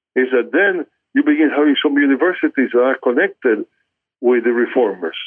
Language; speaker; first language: English; non-native, fluent; Spanish